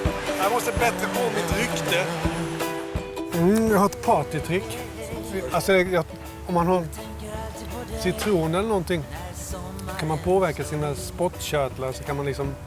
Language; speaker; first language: Swedish; native; Swedish